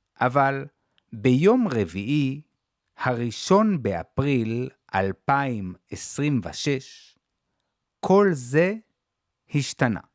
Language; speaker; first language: Hebrew; native; Hebrew